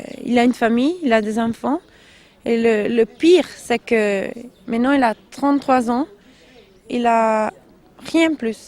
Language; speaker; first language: French; non-native, local second language; Italian